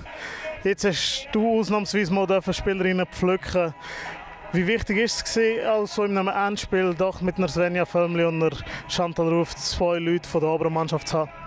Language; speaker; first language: German; native; German